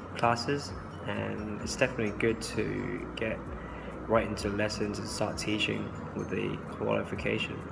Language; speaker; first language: English; non-native, local second language; Cantonese